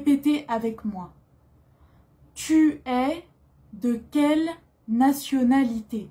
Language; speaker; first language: French; native; French